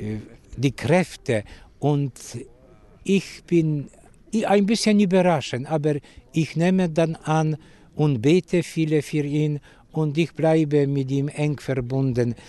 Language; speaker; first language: German; non-native, fluent; Polish